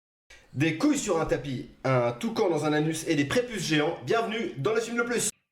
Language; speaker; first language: French; native; French